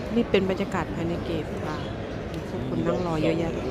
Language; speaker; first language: Thai; non-native, local second language; Lao